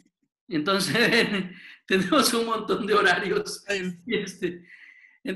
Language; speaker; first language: Spanish; native; Spanish